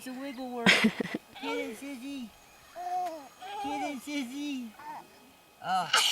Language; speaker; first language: English; native; English